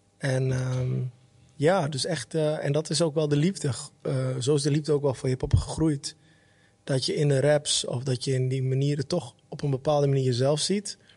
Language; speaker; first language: Dutch; early bilingual, other home language; Somali